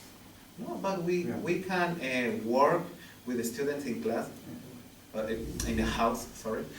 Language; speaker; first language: English; non-native, learner; Spanish